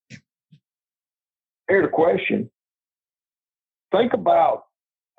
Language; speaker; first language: English; native; English